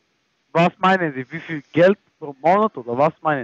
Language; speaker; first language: German; non-native, fluent; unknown